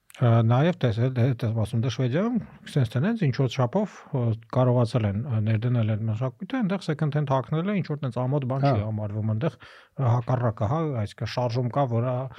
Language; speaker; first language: Armenian; native; Armenian